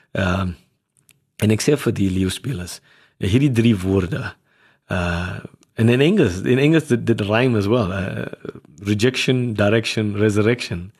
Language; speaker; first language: Afrikaans; non-native, local second language; English